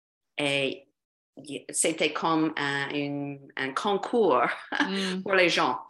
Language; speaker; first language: French; non-native, fluent; English